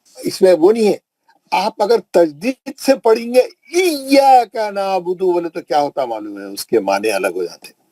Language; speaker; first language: Urdu; native; Urdu